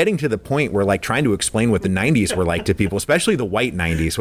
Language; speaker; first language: English; native; English